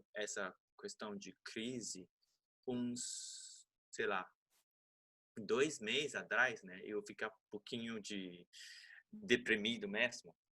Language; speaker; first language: Portuguese; non-native, fluent; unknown